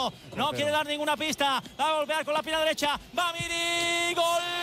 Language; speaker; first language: Spanish; native; Spanish